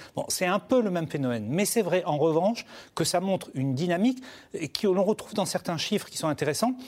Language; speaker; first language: French; native; French